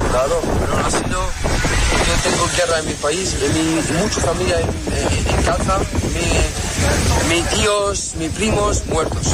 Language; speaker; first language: Spanish; non-native, learner; Arabic